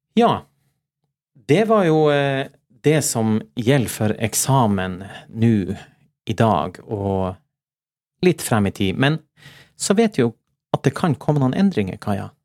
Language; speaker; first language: Norwegian; native; Norwegian